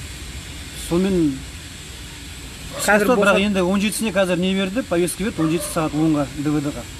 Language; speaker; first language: Kazakh; native; Kazakh